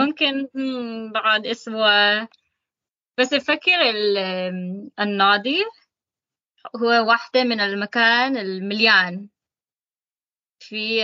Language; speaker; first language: Arabic; non-native, learner; English